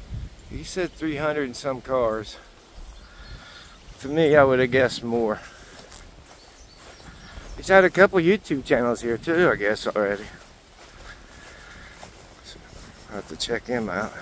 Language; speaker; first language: English; native; English